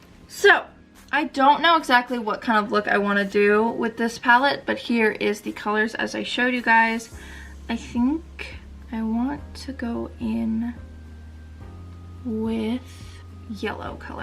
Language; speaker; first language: English; native; English